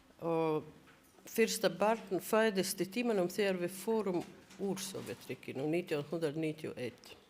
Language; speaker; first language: Icelandic; non-native, learner; Latvian